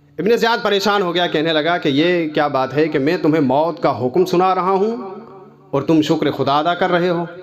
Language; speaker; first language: Urdu; non-native, local second language; Sindhi